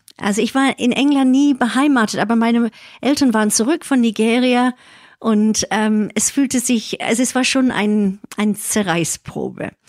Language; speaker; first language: German; early bilingual, heritage; English